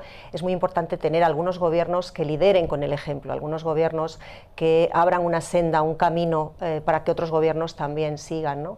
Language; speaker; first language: Spanish; native; Spanish